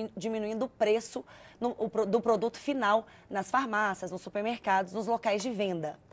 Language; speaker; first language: Portuguese; native; Portuguese